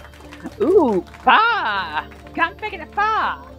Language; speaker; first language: Japanese; non-native, learner; English